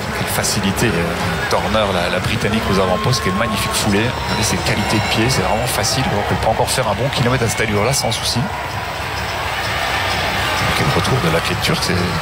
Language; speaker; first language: French; native; French